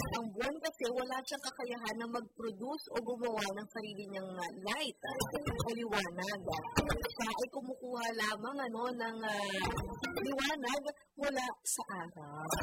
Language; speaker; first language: Filipino; native; Filipino